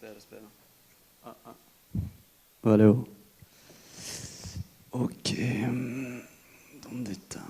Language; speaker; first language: Portuguese; non-native, fluent; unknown